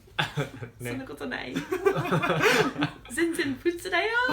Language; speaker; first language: Japanese; non-native, learner; English